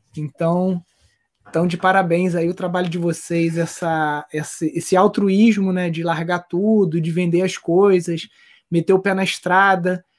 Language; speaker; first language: Portuguese; native; Portuguese